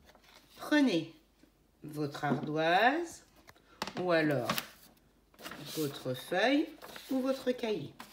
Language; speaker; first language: French; native; French